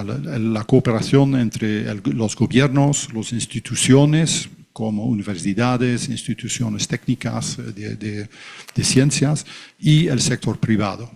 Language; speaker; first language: Spanish; non-native, fluent; Dutch